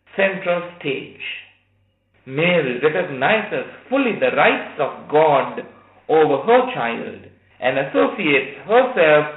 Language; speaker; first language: English; non-native, local second language; Sinhala